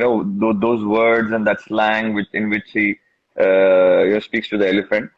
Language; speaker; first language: English; non-native, local second language; Tamil